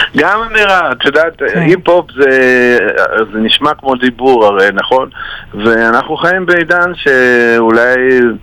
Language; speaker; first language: Hebrew; non-native, fluent; Russian